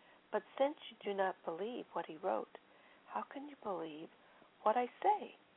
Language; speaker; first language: English; native; English